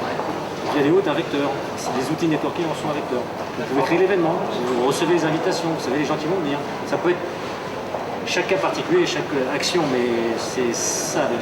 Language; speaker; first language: French; native; French